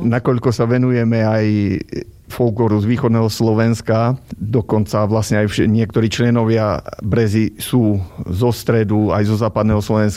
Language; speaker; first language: Slovak; native; Slovak